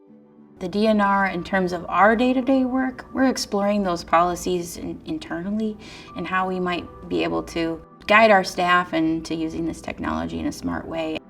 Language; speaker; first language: English; native; English